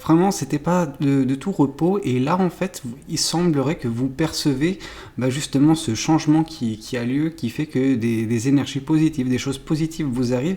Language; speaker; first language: French; native; French